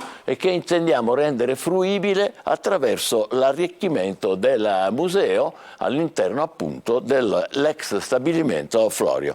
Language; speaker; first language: Italian; native; Italian